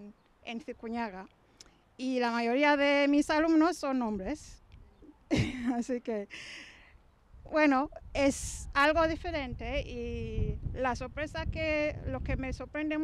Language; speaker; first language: Spanish; non-native, fluent; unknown